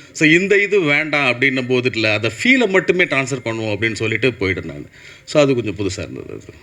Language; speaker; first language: Tamil; native; Tamil